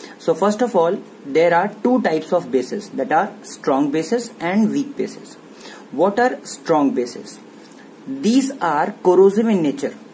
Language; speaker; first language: English; non-native, local second language; Hindi